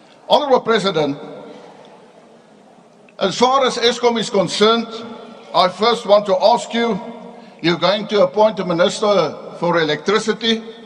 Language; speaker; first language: English; non-native, local second language; Afrikaans